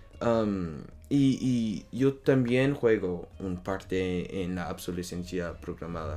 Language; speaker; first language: Spanish; non-native, learner; French